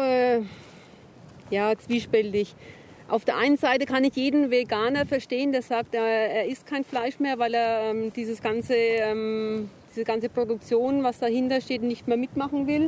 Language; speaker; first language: German; native; German